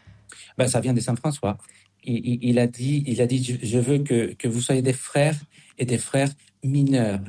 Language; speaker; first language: French; non-native, fluent; Spanish